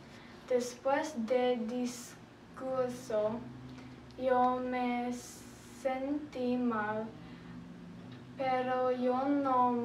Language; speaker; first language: Spanish; non-native, learner; English